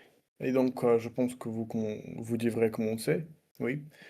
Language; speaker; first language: French; non-native, learner; Russian